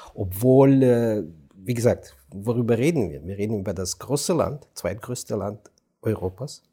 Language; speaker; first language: German; non-native, fluent; Ukrainian